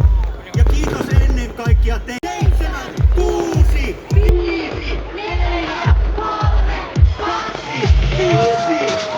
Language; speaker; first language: Finnish; native; Finnish